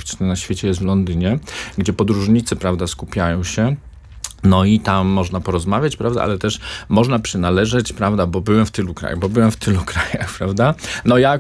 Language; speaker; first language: Polish; native; Polish